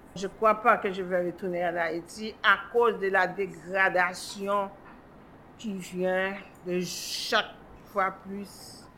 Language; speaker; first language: French; non-native, local second language; Haitian Creole